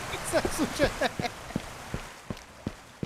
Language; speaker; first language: Italian; native; Italian